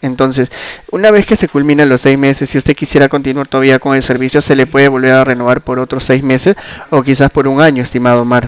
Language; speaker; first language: Spanish; native; Spanish